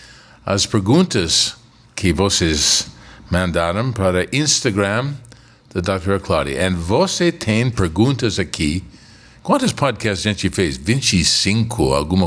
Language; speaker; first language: Portuguese; non-native, fluent; English